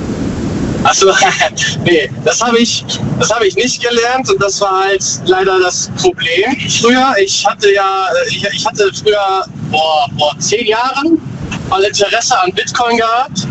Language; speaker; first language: German; native; German